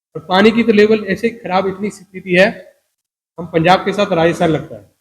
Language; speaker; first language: Hindi; non-native, local second language; Punjabi